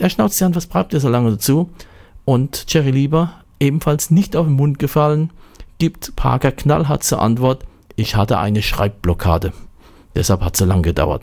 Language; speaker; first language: German; native; German